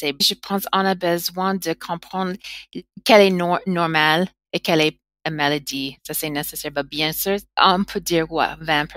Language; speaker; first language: French; non-native, learner; English